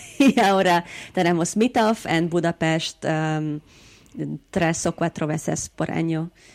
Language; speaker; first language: Spanish; non-native, learner; Hungarian